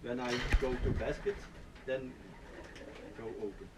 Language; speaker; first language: English; non-native, learner; Dutch